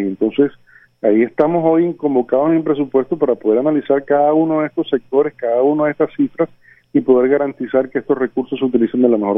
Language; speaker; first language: Spanish; native; Spanish